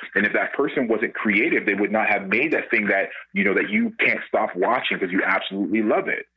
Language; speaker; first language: English; native; English